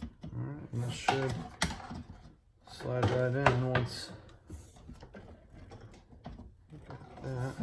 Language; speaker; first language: English; native; English